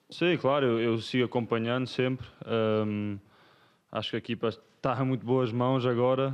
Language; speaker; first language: Portuguese; early bilingual, other home language; English